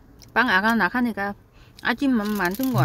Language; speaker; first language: Korean; non-native, learner; Vietnamese